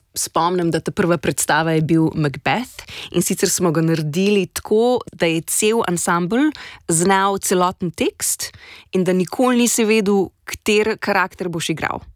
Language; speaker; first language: Slovenian; native; Slovenian